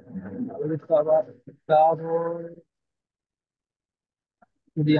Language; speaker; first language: Italian; non-native, learner; Bangla